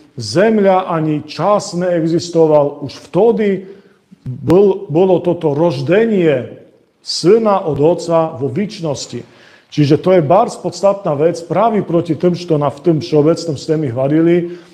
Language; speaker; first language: Slovak; non-native, local second language; Rusyn